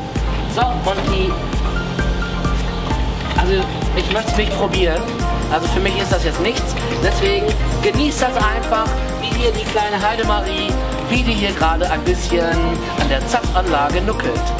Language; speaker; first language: German; native; German